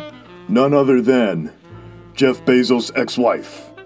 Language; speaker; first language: English; native; English